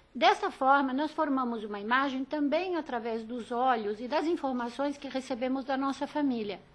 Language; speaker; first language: Portuguese; early bilingual, other home language; Italian